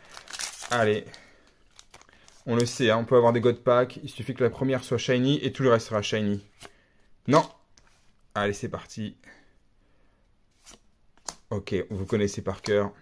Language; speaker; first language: French; native; French